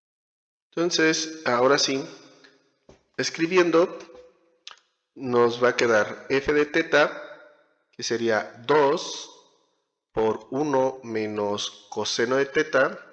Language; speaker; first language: Spanish; native; Spanish